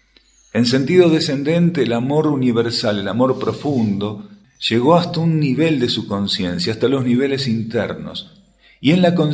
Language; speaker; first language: Spanish; native; Spanish